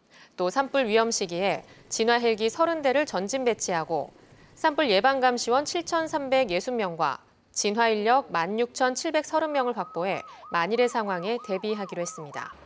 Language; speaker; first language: Korean; native; Korean